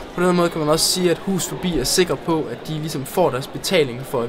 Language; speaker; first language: Danish; native; Danish